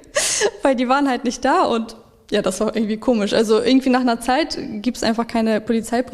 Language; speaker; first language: German; early bilingual, other home language; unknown